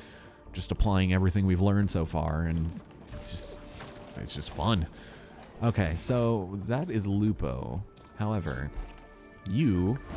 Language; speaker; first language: English; native; English